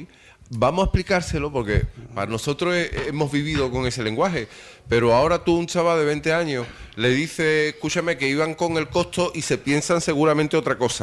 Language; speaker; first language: Spanish; native; Spanish